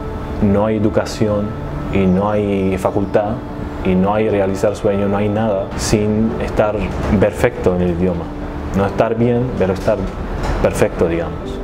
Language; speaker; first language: Spanish; non-native, fluent; Arabic